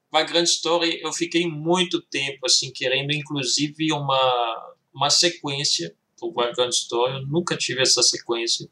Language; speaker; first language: Portuguese; early bilingual, heritage; Portuguese